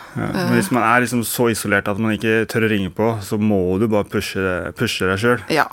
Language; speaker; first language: Norwegian; native; Norwegian